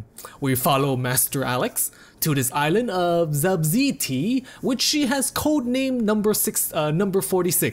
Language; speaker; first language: English; native; English